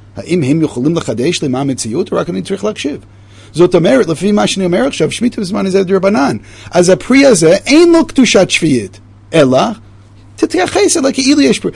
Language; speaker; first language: Hebrew; non-native, fluent; English